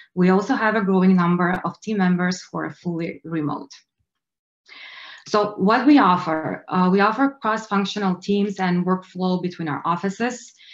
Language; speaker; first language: English; non-native, fluent; Macedonian